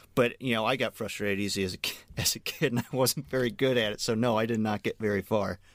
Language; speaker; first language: English; native; English